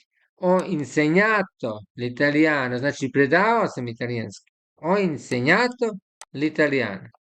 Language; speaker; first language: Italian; non-native, fluent; Serbian